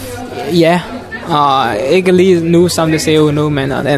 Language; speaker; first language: Danish; non-native, learner; Mon